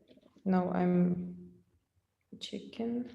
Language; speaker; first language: English; non-native, fluent; Russian